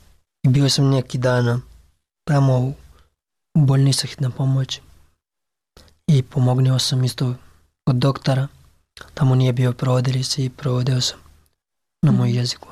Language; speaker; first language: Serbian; non-native, learner; Pashto